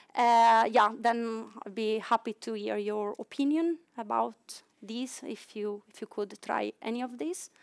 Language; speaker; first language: English; non-native, fluent; Italian